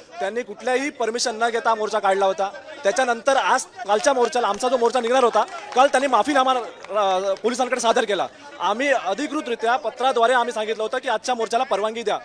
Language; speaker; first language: Marathi; native; Marathi